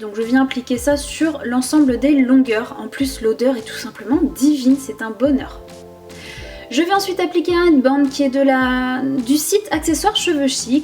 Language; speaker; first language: French; native; French